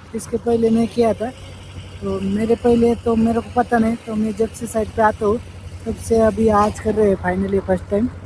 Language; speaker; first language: Hindi; non-native, local second language; Marathi